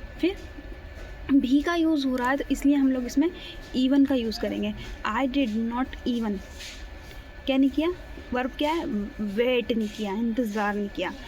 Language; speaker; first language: Hindi; native; Hindi